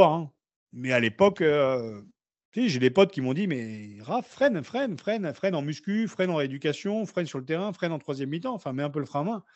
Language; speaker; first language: French; native; French